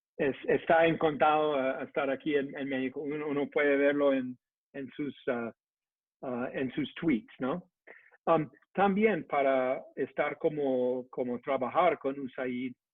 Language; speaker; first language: Spanish; non-native, fluent; English